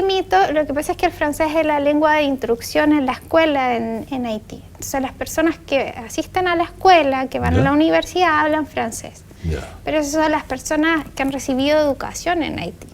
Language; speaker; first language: Spanish; native; Spanish